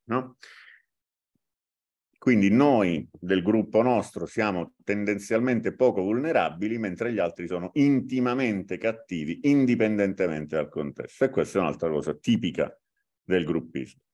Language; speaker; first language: Italian; native; Italian